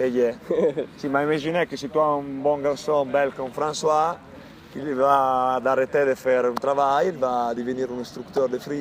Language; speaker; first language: French; non-native, learner; Italian